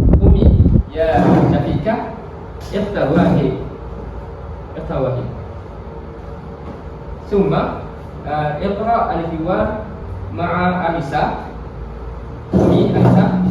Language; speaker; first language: Arabic; non-native, learner; Malay